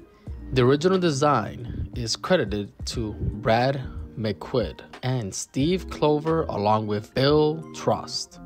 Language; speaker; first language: English; native; English